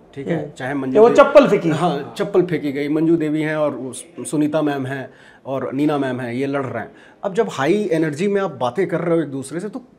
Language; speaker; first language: Hindi; native; Hindi